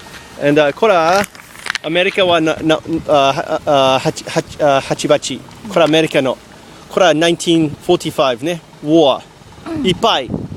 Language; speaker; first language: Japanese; non-native, learner; English